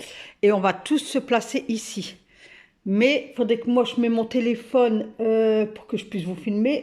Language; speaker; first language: French; native; French